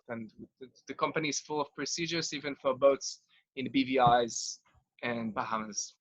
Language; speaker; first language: English; non-native, fluent; Hebrew